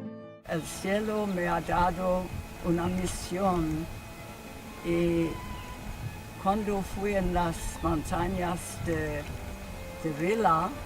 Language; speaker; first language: Spanish; non-native, fluent; English